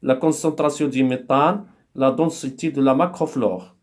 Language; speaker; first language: French; non-native, local second language; Arabic